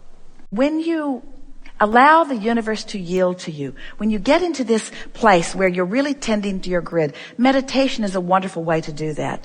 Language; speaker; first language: English; native; English